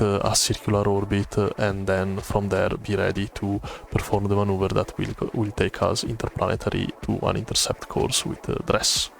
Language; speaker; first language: English; non-native, fluent; Italian